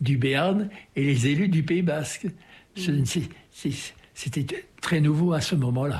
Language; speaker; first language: French; native; French